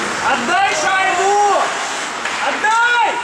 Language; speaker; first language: Russian; native; Russian